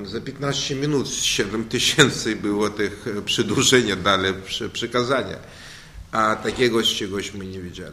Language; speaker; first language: Polish; non-native, learner; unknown